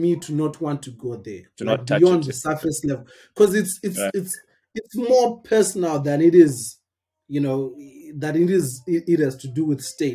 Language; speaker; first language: English; non-native, local second language; Shona